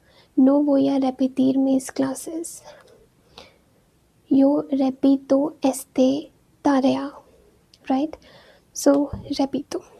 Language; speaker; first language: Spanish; non-native, fluent; Hindi